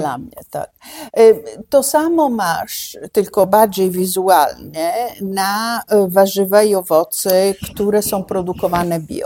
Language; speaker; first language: Polish; non-native, fluent; Italian